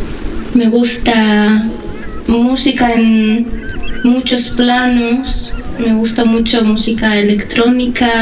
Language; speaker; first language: Spanish; non-native, fluent; Slovak